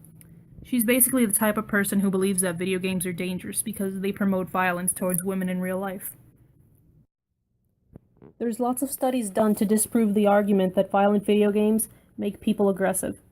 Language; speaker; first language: English; native; English